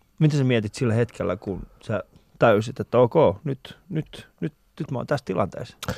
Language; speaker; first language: Finnish; early bilingual, other home language; Persian